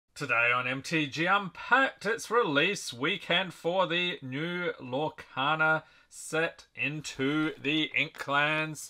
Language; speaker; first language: English; native; English